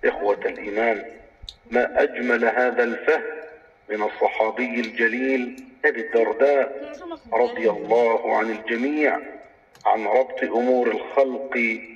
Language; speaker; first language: Arabic; native; Arabic